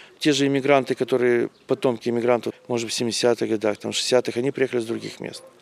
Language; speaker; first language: Russian; native; Russian